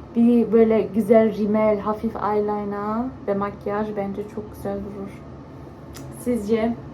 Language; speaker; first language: Turkish; early bilingual, heritage; Turkish